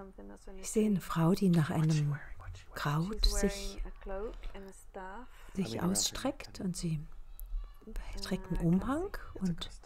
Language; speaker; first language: German; native; German